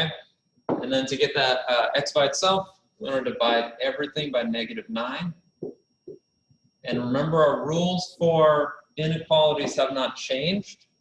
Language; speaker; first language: English; native; English